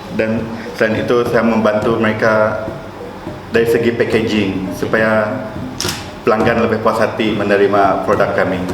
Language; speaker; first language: Malay; non-native, local second language; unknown